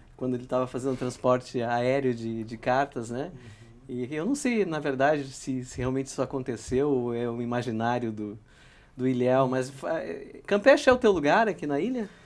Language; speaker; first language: Portuguese; native; Portuguese